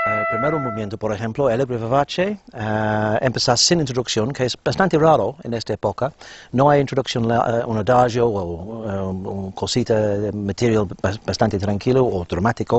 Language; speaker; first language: Spanish; non-native, fluent; English